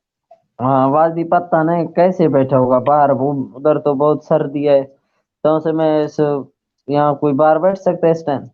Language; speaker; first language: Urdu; non-native, local second language; Saraiki